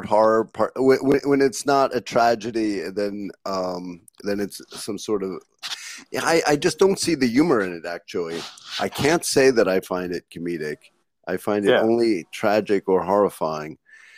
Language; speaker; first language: English; native; English